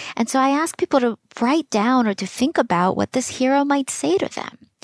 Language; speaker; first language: English; early bilingual, other home language; Russian